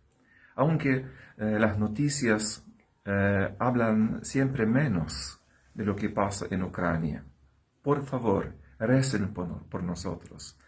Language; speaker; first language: Spanish; non-native, fluent; Ukrainian